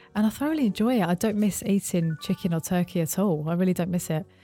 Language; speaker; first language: English; native; English